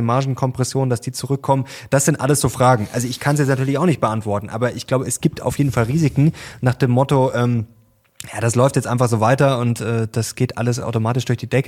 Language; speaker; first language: German; native; German